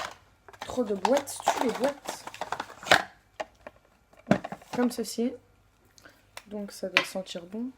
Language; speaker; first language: French; native; French